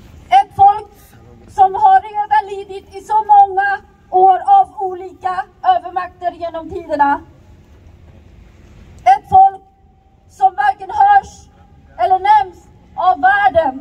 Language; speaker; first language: Swedish; early bilingual, other home language; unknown